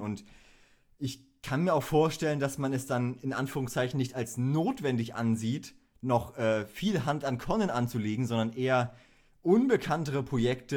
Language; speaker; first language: German; native; German